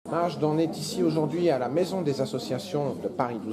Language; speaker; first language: French; native; French